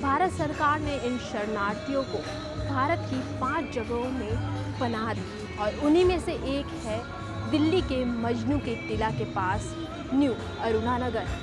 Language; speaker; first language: Hindi; native; Hindi